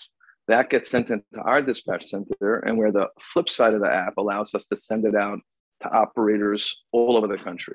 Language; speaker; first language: English; native; English